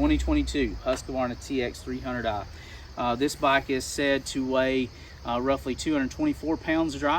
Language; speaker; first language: English; native; English